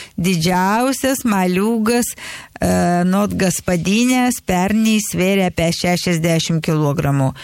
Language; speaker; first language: Lithuanian; native; Lithuanian